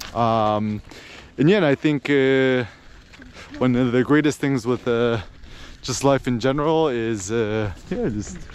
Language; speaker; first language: English; early bilingual, other home language; Korean